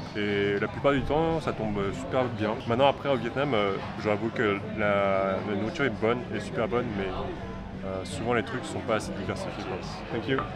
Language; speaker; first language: French; early bilingual, other home language; Chinese